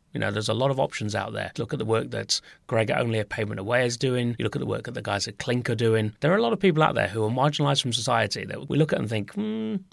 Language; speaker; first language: English; native; English